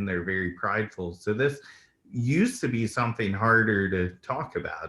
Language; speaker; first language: English; native; English